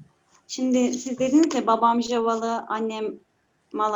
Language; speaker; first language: Turkish; native; Turkish